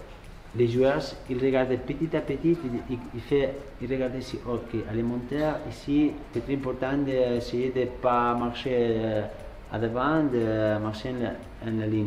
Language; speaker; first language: French; non-native, learner; Spanish